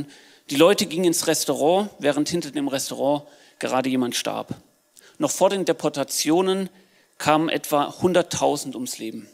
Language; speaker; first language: German; native; German